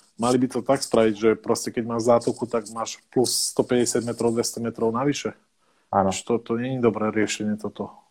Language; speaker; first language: Slovak; native; Slovak